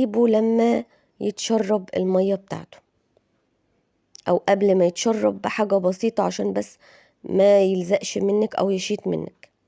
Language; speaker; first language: Arabic; native; Arabic